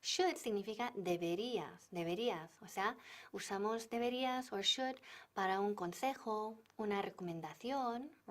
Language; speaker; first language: Spanish; non-native, fluent; English